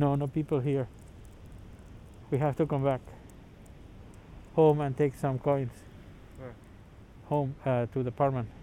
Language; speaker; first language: English; non-native, learner; Spanish